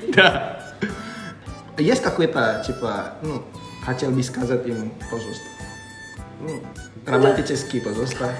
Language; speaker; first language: Russian; non-native, learner; Indonesian